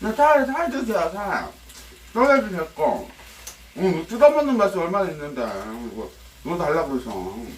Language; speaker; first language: Korean; native; Korean